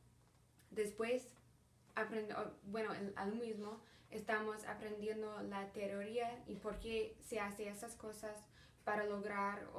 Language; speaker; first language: Spanish; early bilingual, heritage; Spanish